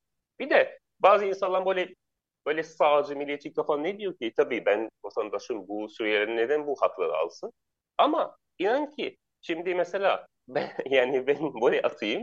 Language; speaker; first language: Turkish; non-native, learner; Arabic